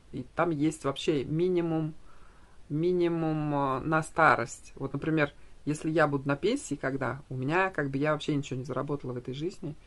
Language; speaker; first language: Russian; native; Russian